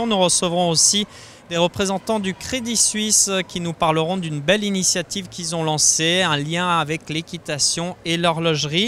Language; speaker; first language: French; native; French